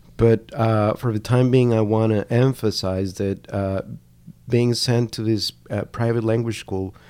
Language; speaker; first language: English; non-native, fluent; Spanish